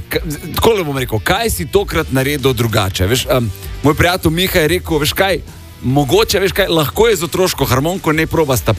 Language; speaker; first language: Slovenian; native; Slovenian